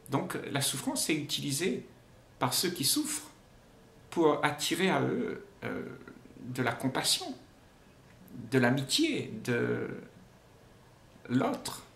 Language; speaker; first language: French; native; French